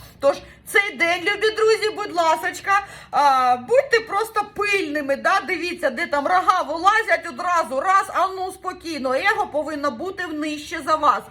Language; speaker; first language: Ukrainian; non-native, local second language; Russian